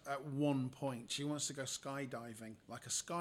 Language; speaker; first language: English; native; English